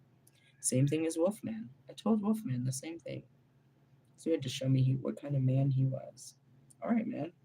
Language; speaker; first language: English; native; English